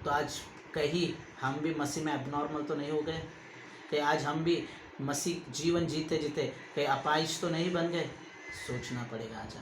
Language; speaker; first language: Hindi; non-native, local second language; Kannada